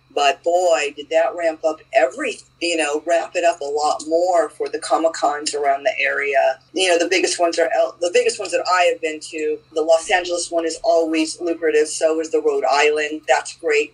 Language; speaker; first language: English; native; English